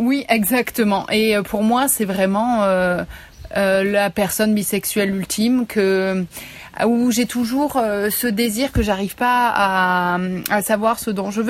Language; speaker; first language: French; native; French